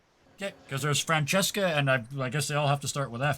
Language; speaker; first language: English; native; English